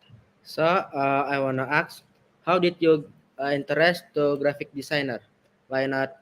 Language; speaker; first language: English; non-native, learner; Indonesian